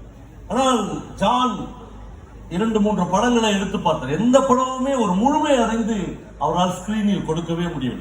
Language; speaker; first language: Tamil; native; Tamil